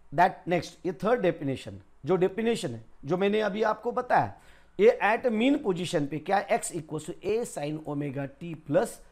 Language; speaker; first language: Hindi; non-native, local second language; Marathi